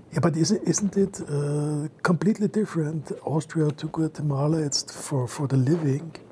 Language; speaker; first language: English; non-native, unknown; German